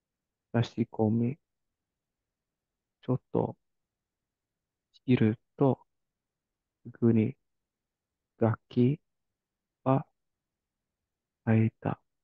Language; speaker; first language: Japanese; non-native, learner; English